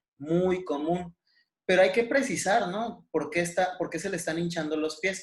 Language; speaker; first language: Spanish; native; Spanish